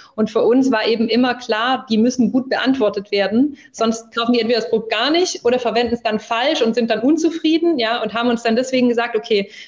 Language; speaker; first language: German; early bilingual, other home language; English